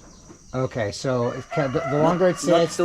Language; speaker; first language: English; native; English